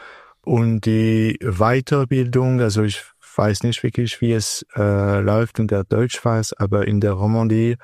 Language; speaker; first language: German; non-native, local second language; French